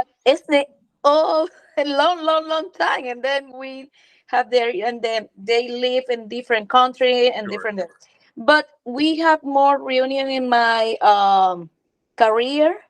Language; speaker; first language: English; non-native, learner; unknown